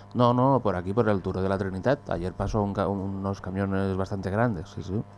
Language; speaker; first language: Spanish; non-native, local second language; Catalan